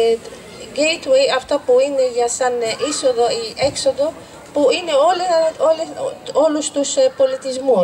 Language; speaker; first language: Greek; non-native, fluent; Arabic